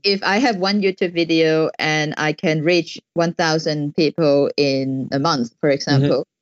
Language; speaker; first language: English; non-native, local second language; Cantonese